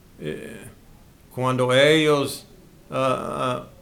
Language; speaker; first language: Spanish; non-native, learner; English